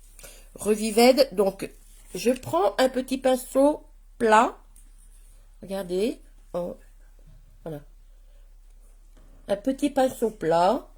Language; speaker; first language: French; native; French